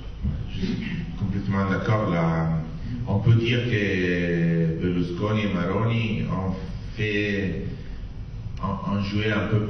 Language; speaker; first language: French; non-native, fluent; Italian